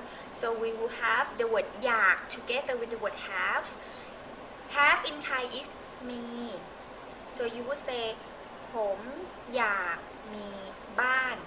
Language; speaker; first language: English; non-native, fluent; Thai